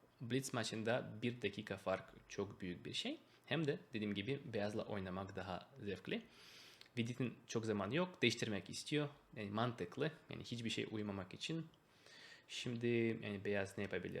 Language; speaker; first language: Turkish; non-native, fluent; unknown